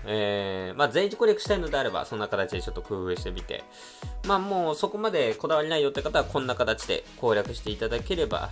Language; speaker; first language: Japanese; native; Japanese